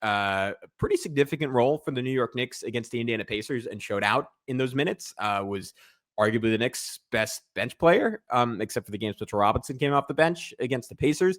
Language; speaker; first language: English; native; English